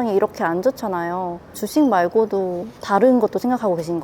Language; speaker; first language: Korean; native; Korean